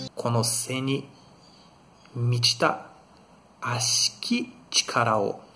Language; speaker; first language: Japanese; non-native, fluent; Portuguese